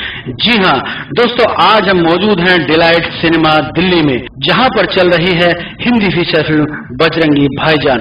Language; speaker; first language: Hindi; native; Hindi